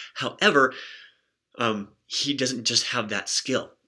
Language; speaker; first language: English; native; English